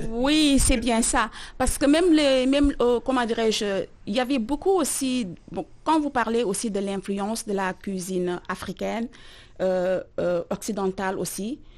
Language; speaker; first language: French; non-native, local second language; Wolof